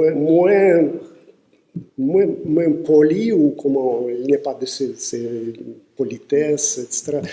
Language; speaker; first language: French; non-native, fluent; Russian